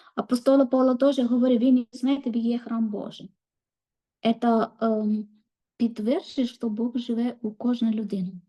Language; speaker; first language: Ukrainian; non-native, learner; Malayalam